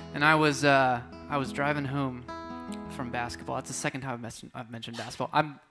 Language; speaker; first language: English; native; English